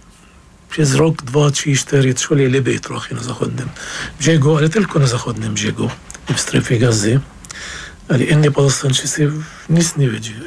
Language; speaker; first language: Polish; non-native, fluent; Arabic